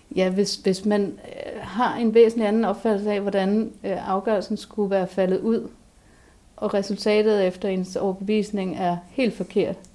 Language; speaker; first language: Danish; native; Danish